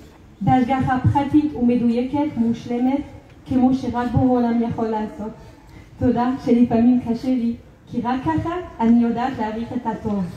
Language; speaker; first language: Hebrew; non-native, fluent; French